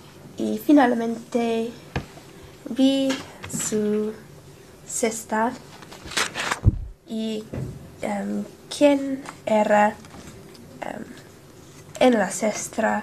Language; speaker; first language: Spanish; non-native, learner; English